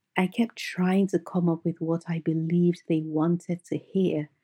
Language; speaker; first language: English; non-native, local second language; Yoruba